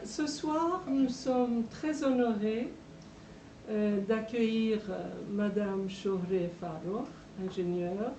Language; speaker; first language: French; non-native, fluent; Persian